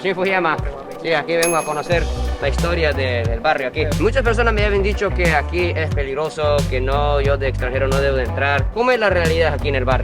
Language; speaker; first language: Spanish; non-native, fluent; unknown